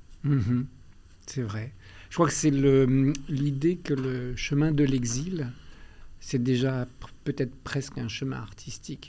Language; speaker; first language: French; early bilingual, other home language; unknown